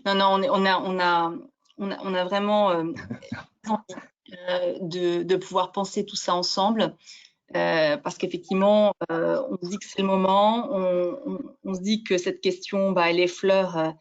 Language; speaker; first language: French; native; French